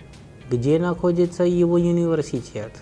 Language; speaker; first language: Russian; non-native, fluent; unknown